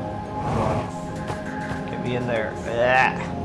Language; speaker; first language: English; native; English